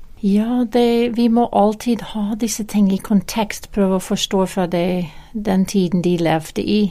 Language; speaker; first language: Norwegian; non-native, fluent; English